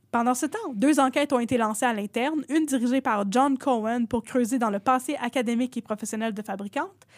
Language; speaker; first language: French; native; French